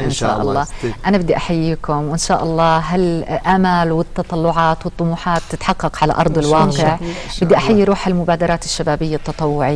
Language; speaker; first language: Arabic; native; Arabic